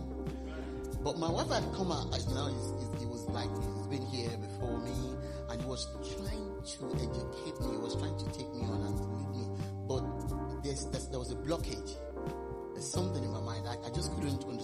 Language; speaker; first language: English; non-native, local second language; Yoruba